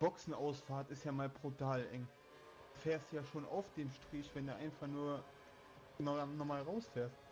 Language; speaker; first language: German; native; German